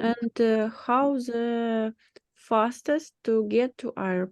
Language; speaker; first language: English; non-native, learner; Ukrainian